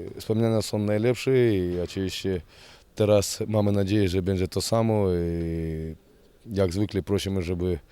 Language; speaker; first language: Polish; non-native, fluent; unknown